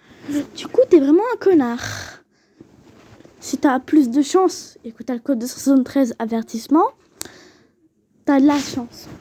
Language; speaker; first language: French; native; French